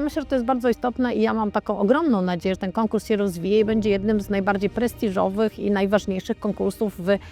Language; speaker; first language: Polish; native; Polish